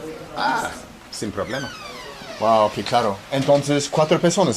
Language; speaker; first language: Spanish; non-native, learner; English